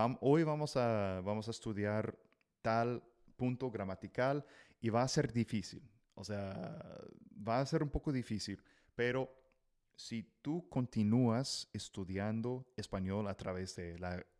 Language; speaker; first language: Spanish; non-native, fluent; English